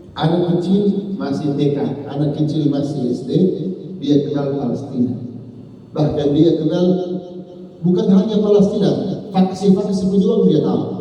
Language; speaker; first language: Indonesian; non-native, learner; Arabic